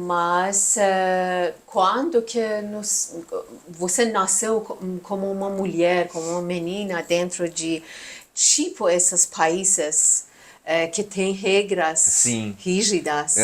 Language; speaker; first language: Portuguese; non-native, learner; Persian